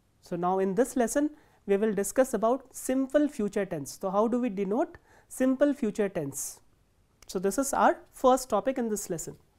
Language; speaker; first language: English; non-native, local second language; Hindi